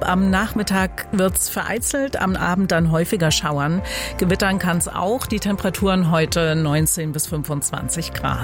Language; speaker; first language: German; native; German